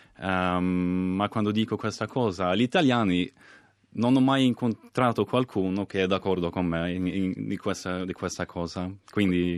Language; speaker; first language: Italian; non-native, fluent; Swedish